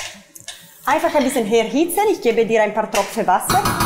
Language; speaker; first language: German; non-native, fluent; Italian